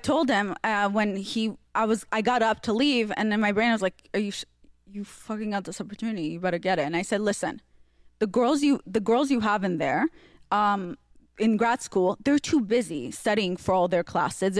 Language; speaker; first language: English; non-native, fluent; Hebrew